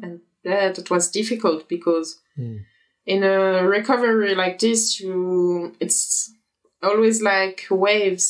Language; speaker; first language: English; non-native, fluent; French